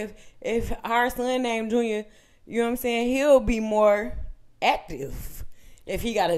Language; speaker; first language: English; native; English